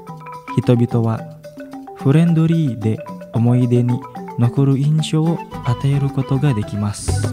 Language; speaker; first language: Japanese; non-native, fluent; Indonesian